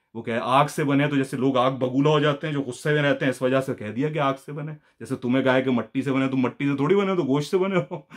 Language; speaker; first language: Urdu; native; Urdu